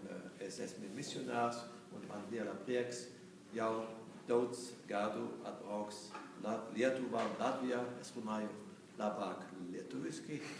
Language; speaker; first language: Latvian; non-native, learner; French